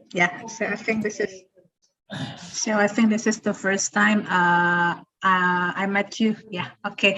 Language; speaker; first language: English; non-native, fluent; Indonesian